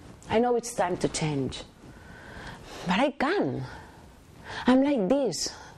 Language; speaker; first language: English; non-native, fluent; Spanish